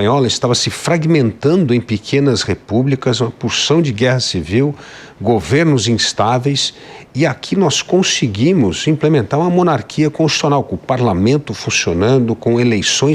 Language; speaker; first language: Portuguese; native; Portuguese